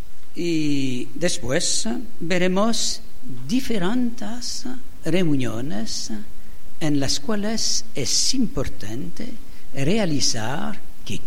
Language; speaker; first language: Spanish; non-native, fluent; French